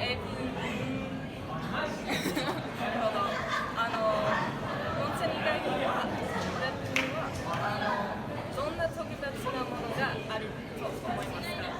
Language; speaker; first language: Japanese; non-native, learner; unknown